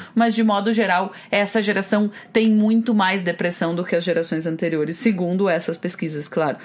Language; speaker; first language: Portuguese; native; Portuguese